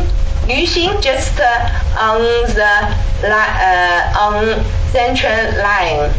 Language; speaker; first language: English; non-native, learner; Chinese